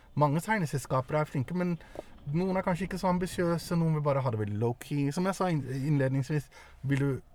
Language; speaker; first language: Norwegian; early bilingual, other home language; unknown